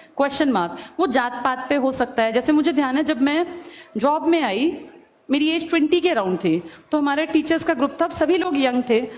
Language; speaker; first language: Hindi; native; Hindi